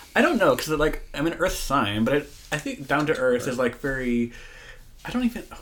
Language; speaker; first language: English; native; English